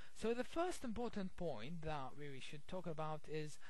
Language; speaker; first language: English; non-native, fluent; Arabic